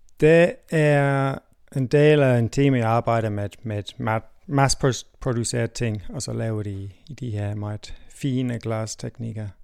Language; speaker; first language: Danish; non-native, fluent; English